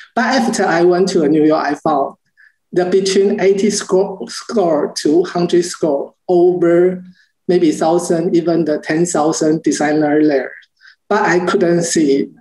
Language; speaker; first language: English; non-native, learner; Chinese